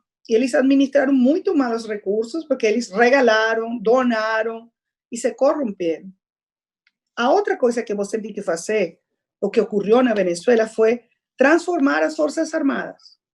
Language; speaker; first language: Portuguese; non-native, fluent; Spanish